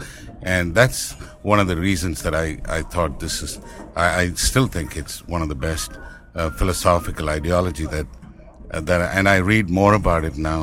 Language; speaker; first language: English; non-native, local second language; Tamil